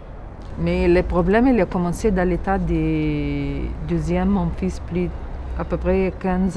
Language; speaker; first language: French; non-native, local second language; Arabic